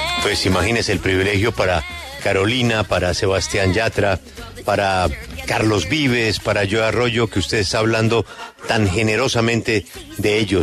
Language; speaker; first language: Spanish; native; Spanish